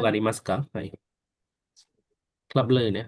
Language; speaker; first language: Japanese; non-native, fluent; Khmer